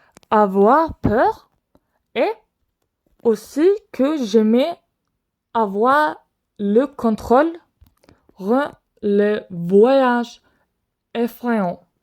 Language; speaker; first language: French; non-native, learner; Swedish